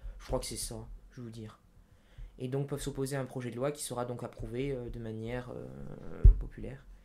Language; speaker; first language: French; native; French